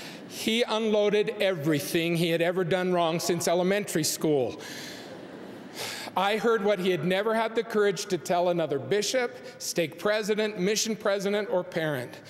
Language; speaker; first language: English; native; English